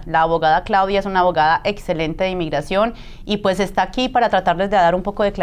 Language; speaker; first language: Spanish; native; Spanish